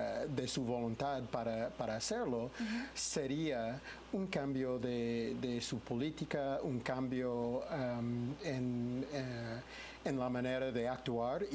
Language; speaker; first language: Spanish; non-native, fluent; English